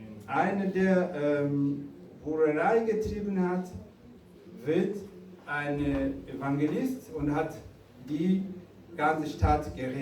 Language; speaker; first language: German; non-native, fluent; Rundi